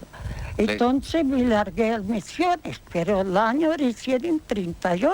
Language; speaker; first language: Spanish; non-native, learner; Ukrainian